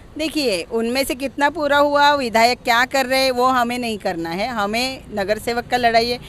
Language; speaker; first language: Hindi; non-native, local second language; Marathi